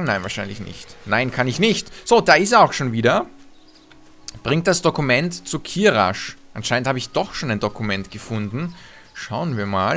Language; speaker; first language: German; native; German